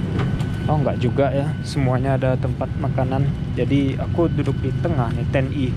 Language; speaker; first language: Indonesian; early bilingual, heritage; German